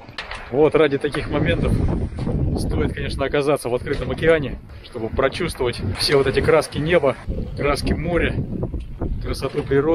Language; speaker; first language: Russian; native; Russian